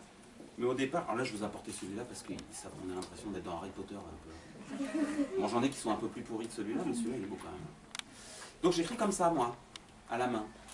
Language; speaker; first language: French; native; French